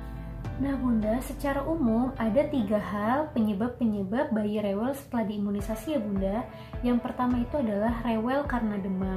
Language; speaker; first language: Indonesian; native; Indonesian